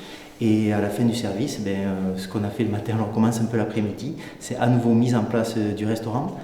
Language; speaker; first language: French; native; French